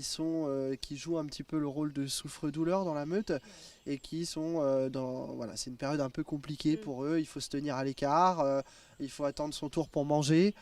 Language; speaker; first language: French; native; French